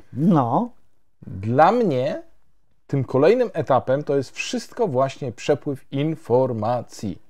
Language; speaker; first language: Polish; native; Polish